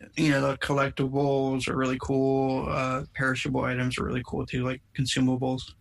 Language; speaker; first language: English; native; English